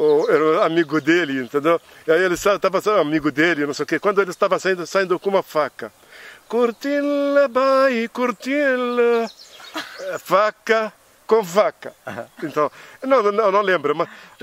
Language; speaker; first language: Portuguese; non-native, fluent; Arabic